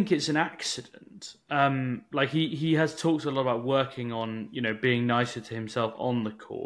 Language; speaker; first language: English; native; English